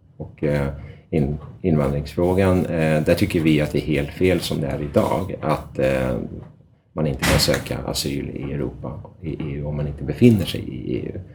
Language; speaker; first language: Swedish; native; Swedish